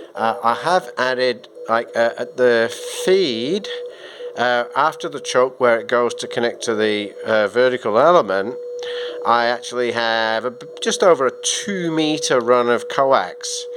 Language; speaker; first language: English; native; English